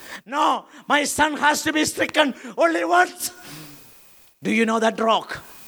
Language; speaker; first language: English; non-native, local second language; Malayalam